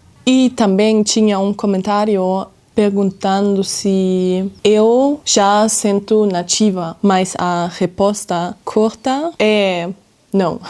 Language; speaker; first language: Portuguese; non-native, fluent; German